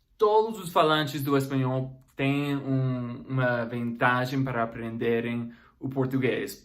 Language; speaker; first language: Portuguese; non-native, fluent; English